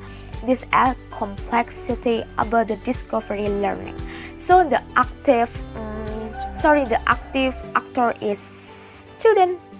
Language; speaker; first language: English; non-native, learner; Indonesian